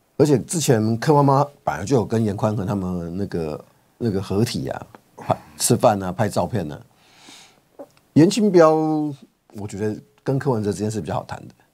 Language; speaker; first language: Chinese; native; Chinese